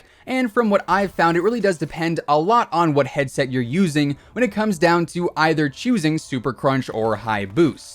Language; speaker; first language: English; native; English